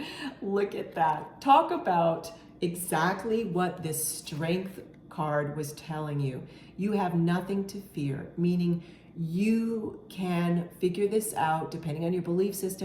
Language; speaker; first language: English; native; English